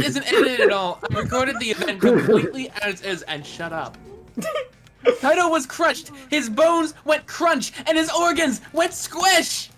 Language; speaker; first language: English; native; English